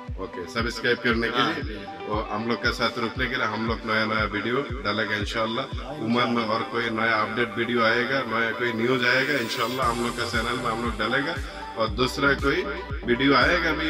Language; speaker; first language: Hindi; non-native, fluent; Bangla